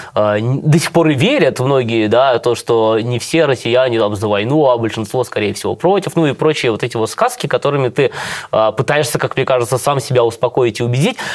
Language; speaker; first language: Russian; native; Russian